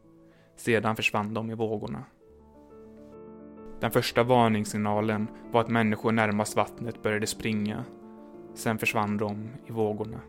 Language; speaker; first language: Swedish; native; Swedish